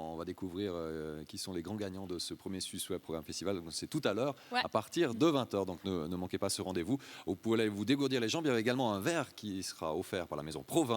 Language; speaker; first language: French; native; French